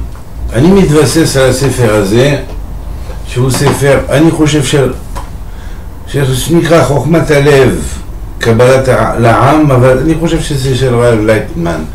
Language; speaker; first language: Hebrew; non-native, fluent; French